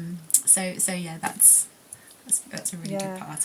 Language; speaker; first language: English; native; English